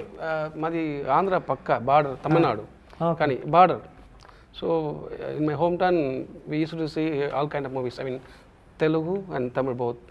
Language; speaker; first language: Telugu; non-native, local second language; Tamil